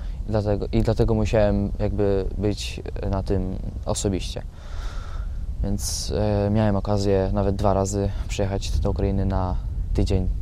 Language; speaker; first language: Polish; non-native, fluent; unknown